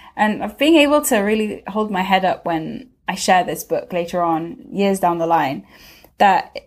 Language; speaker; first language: English; native; English